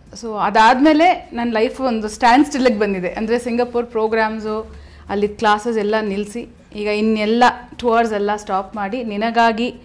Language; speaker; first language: Kannada; non-native, local second language; Kodava